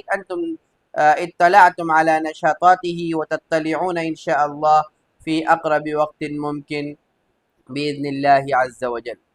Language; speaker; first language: Arabic; non-native, fluent; Urdu